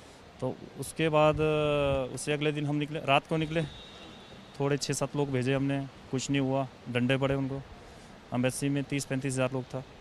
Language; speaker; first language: Hindi; native; Hindi